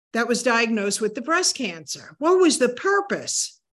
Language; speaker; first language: English; native; English